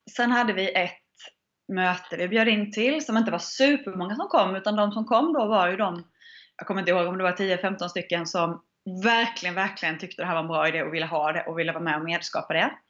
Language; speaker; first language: Swedish; native; Swedish